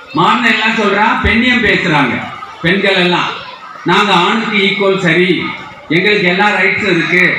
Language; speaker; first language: Tamil; non-native, local second language; Telugu